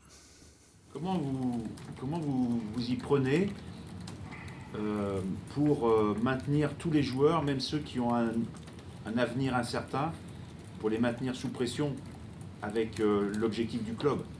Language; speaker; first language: French; native; French